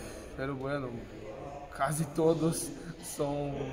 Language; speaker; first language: Spanish; non-native, fluent; Portuguese